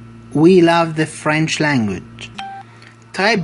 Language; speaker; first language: French; non-native, fluent; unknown